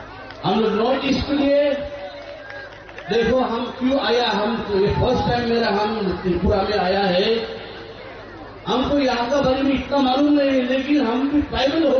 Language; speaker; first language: Hindi; non-native, local second language; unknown